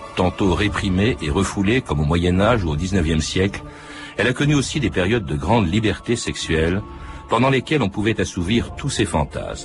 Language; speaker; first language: French; native; French